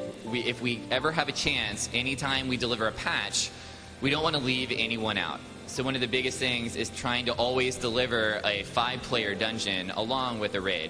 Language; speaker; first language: English; native; English